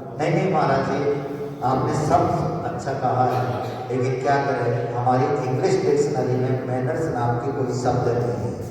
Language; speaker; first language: Hindi; native; Hindi